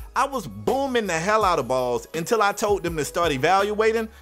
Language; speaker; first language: English; native; English